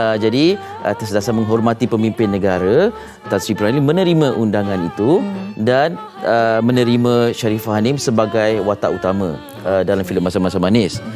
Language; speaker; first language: Malay; native; Malay